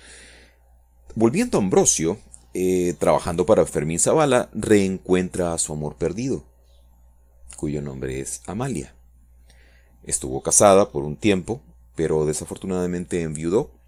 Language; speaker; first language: Spanish; native; Spanish